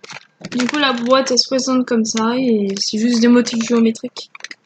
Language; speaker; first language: French; native; French